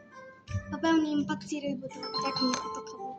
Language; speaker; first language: Italian; early bilingual, other home language; Bangla